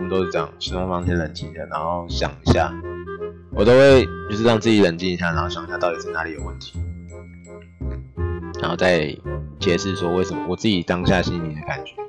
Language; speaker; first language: Chinese; native; Chinese